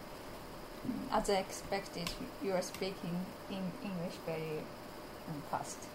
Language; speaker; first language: English; non-native, learner; Japanese